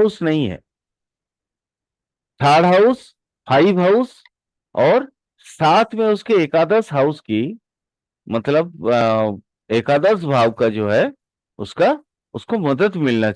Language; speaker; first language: Hindi; native; Hindi